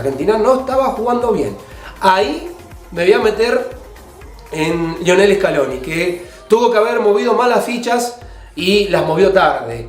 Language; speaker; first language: Spanish; native; Spanish